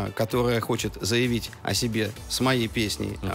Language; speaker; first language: Russian; native; Russian